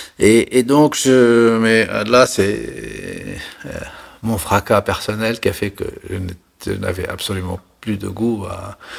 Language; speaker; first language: French; non-native, local second language; Arabic